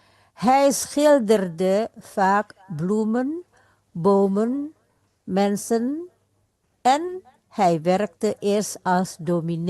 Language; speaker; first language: Dutch; non-native, fluent; Indonesian